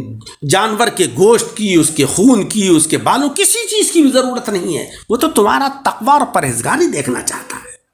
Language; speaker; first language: Urdu; native; Urdu